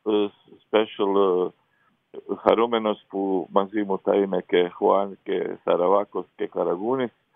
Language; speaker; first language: Greek; non-native, fluent; Croatian